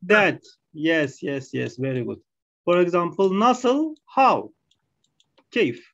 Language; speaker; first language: English; non-native, learner; Arabic